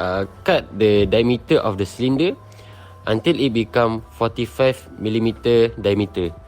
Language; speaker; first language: English; non-native, local second language; Malay